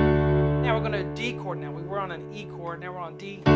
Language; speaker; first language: English; native; English